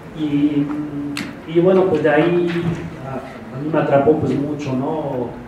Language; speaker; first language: Spanish; non-native, fluent; French